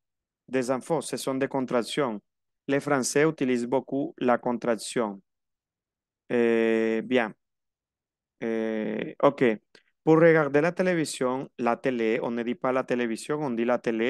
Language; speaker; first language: French; non-native, fluent; Spanish